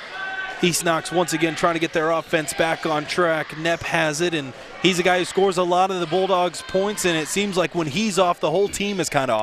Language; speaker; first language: English; native; English